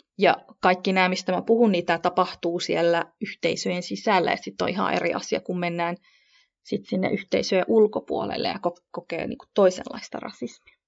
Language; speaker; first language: Finnish; early bilingual, other home language; Kurdish